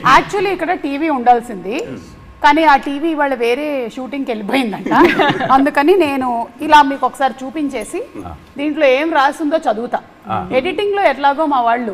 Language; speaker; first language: Telugu; native; Telugu